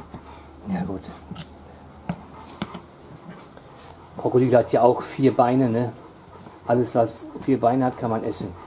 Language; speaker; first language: German; native; German